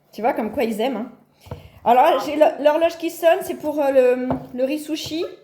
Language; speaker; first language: French; native; French